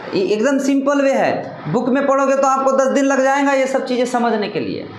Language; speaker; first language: Hindi; non-native, local second language; Marathi